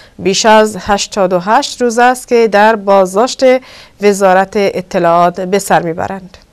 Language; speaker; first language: Persian; non-native, local second language; Kurdish